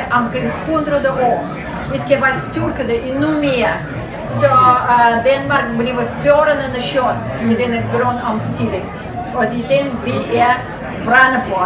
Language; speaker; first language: Danish; non-native, fluent; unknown